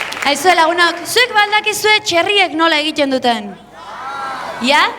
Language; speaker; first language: Basque; native; Basque